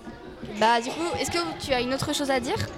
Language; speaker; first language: French; native; French